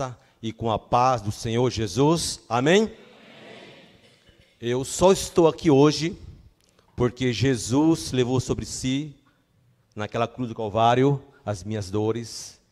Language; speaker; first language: Portuguese; native; Portuguese